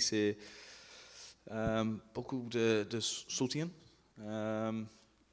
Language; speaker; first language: French; non-native, learner; English